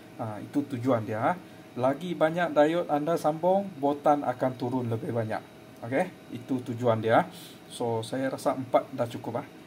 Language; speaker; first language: Malay; non-native, local second language; Chinese